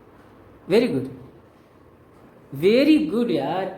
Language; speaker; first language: English; non-native, local second language; Hindi